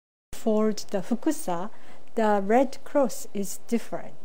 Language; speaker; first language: English; non-native, fluent; Japanese